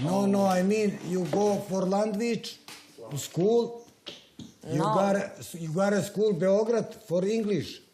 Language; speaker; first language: English; non-native, learner; Serbian